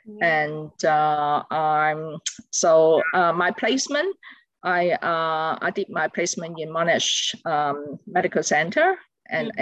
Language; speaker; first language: English; non-native, local second language; Cantonese